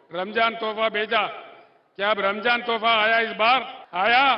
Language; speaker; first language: Hindi; non-native, local second language; Telugu